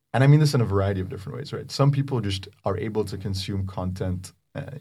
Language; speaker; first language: English; non-native, fluent; Arabic